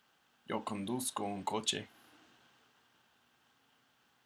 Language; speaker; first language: Spanish; non-native, learner; English